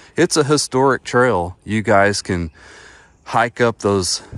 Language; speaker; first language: English; native; English